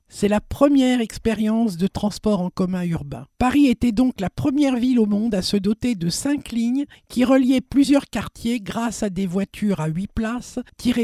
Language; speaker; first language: French; native; French